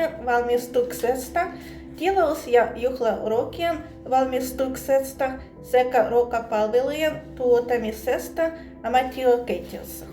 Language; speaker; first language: Finnish; non-native, learner; Ukrainian